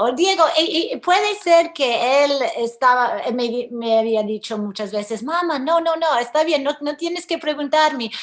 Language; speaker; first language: Spanish; early bilingual, heritage; English